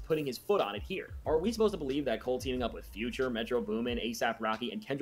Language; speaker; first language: English; native; English